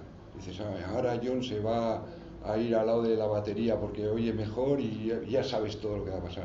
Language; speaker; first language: Spanish; native; Spanish